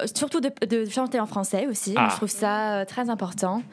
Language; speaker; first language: French; early bilingual, heritage; English